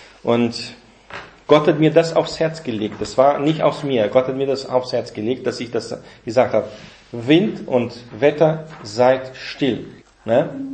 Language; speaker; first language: German; non-native, fluent; Portuguese